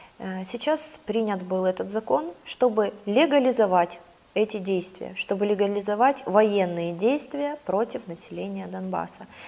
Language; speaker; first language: Russian; native; Russian